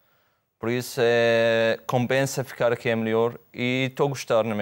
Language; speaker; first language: Portuguese; non-native, fluent; Arabic